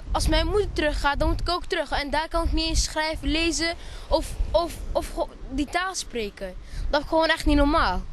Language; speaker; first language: Dutch; early bilingual, other home language; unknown